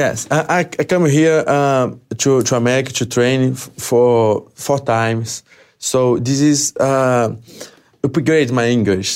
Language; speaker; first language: English; non-native, learner; Portuguese